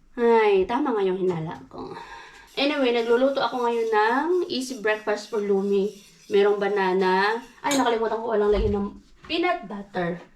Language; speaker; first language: Filipino; non-native, local second language; Cebuano